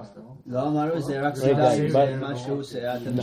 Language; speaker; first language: Hebrew; non-native, fluent; English